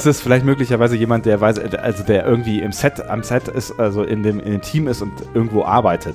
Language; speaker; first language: German; native; German